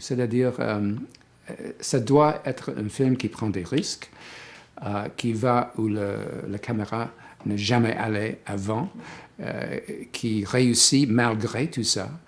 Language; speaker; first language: French; non-native, fluent; English